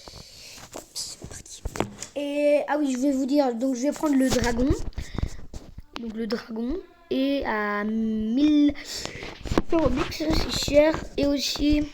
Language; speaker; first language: French; native; French